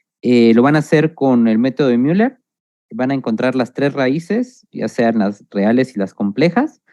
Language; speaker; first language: Spanish; native; Spanish